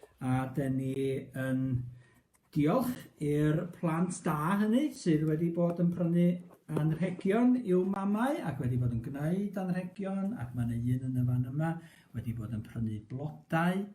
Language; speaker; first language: Welsh; native; Welsh